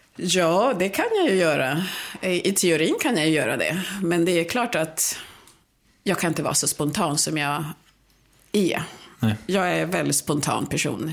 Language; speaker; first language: Swedish; early bilingual, other home language; Swahili